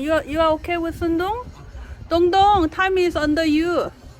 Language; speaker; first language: English; non-native, fluent; Korean